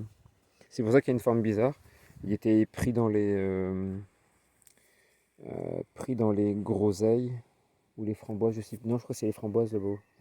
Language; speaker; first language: French; native; French